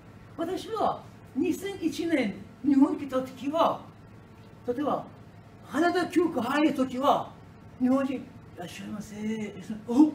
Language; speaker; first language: Japanese; non-native, learner; Persian